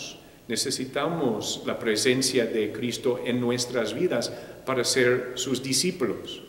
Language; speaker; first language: Spanish; non-native, fluent; English